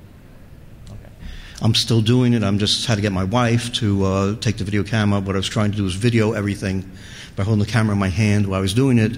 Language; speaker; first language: English; native; English